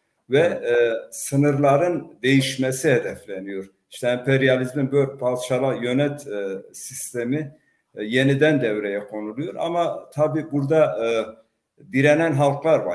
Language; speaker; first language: Turkish; non-native, local second language; Kurdish